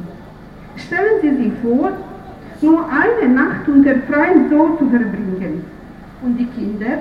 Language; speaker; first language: German; non-native, fluent; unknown